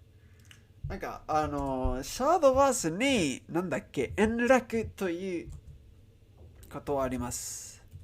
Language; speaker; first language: Japanese; non-native, learner; Spanish